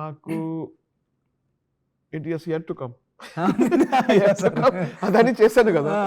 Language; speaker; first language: Telugu; non-native, learner; Tamil